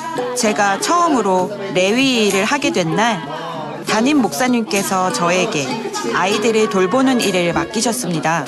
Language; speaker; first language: Korean; non-native, fluent; Thai